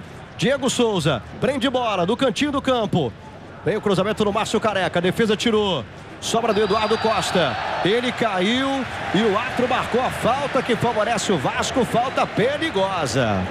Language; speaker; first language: Portuguese; native; Portuguese